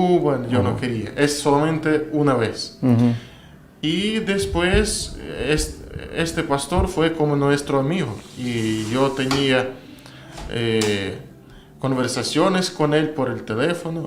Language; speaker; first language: Spanish; non-native, learner; Russian